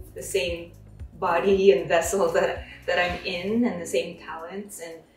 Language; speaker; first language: English; non-native, local second language; Filipino